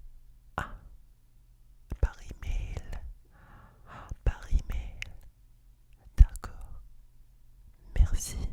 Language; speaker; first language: French; non-native, fluent; English